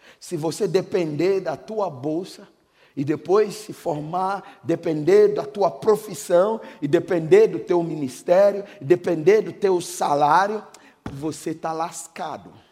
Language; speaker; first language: Portuguese; non-native, fluent; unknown